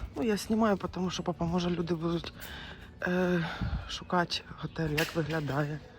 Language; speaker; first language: Ukrainian; non-native, local second language; Russian